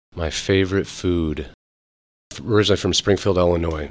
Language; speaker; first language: English; native; English